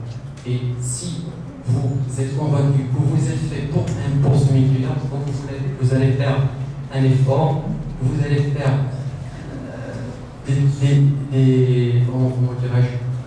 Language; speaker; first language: French; non-native, local second language; Arabic